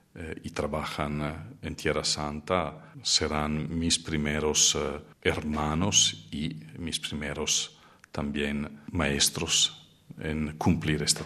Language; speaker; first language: Spanish; non-native, fluent; Italian